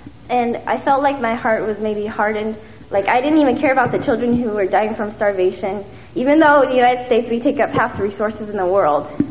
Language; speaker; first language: English; early bilingual, other home language; Min Nan Chinese